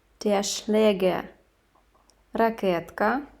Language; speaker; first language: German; non-native, fluent; Ukrainian